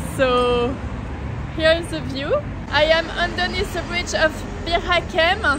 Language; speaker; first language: English; non-native, fluent; French